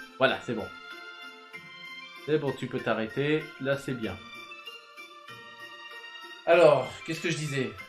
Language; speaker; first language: French; native; French